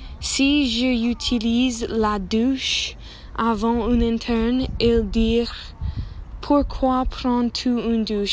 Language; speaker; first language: French; non-native, learner; English